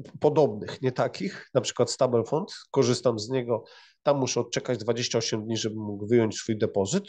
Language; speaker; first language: Polish; native; Polish